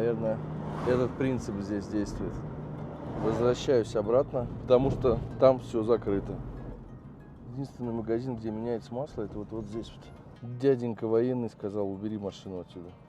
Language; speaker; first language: Russian; native; Russian